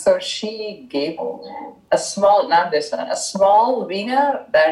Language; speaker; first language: English; non-native, local second language; Tamil